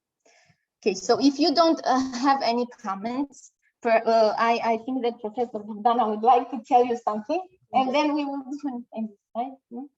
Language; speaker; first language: English; non-native, fluent; Romanian